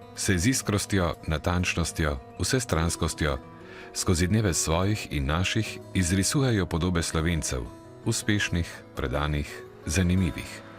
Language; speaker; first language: Slovenian; native; Slovenian